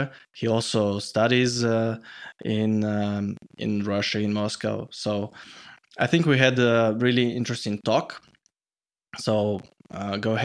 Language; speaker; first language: English; non-native, fluent; Russian